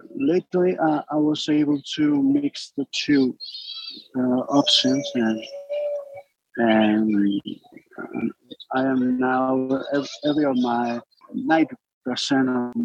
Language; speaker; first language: English; non-native, learner; Spanish